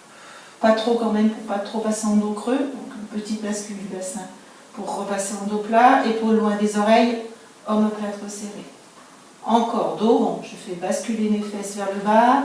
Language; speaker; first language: French; native; French